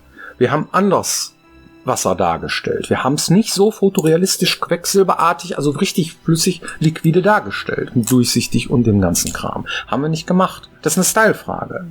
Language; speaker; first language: German; native; German